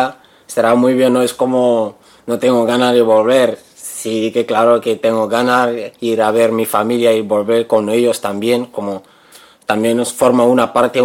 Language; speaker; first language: Spanish; non-native, learner; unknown